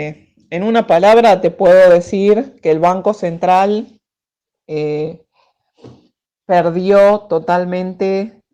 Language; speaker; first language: Spanish; native; Spanish